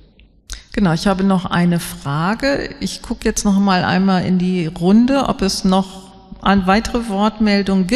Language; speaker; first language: German; native; German